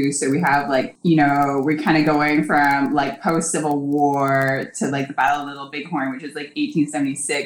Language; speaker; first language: English; native; English